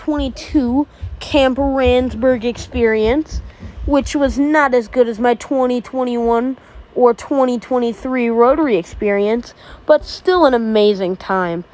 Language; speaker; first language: English; native; English